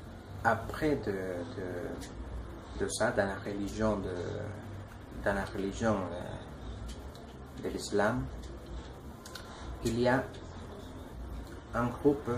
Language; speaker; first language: French; non-native, learner; Spanish